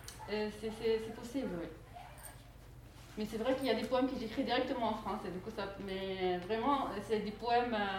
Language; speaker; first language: French; non-native, fluent; Arabic